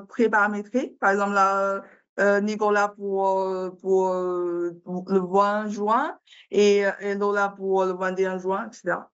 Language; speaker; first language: French; non-native, learner; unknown